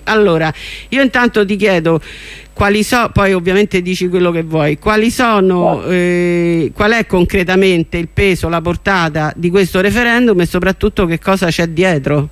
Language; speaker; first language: Italian; native; Italian